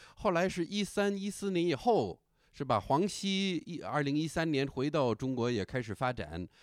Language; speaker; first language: Chinese; non-native, fluent; English